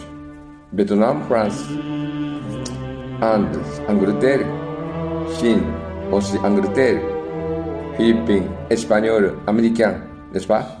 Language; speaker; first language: French; non-native, learner; Japanese